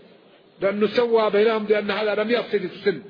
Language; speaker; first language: Arabic; native; Arabic